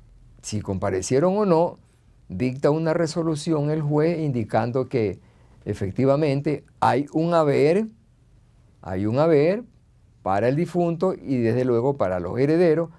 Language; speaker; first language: Spanish; native; Spanish